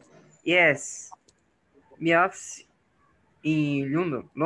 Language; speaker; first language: English; non-native, learner; Portuguese